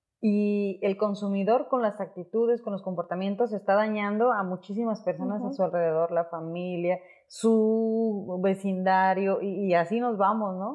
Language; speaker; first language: Spanish; native; Spanish